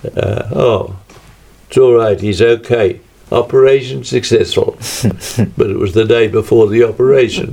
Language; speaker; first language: English; native; English